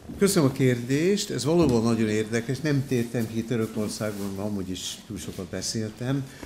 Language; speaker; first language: Hungarian; early bilingual, heritage; Hungarian